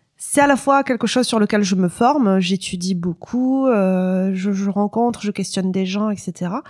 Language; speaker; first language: French; non-native, local second language; Arabic